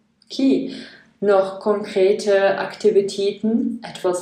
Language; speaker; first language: German; non-native, fluent; Czech